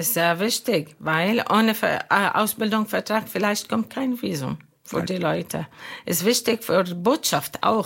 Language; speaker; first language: German; non-native, fluent; Arabic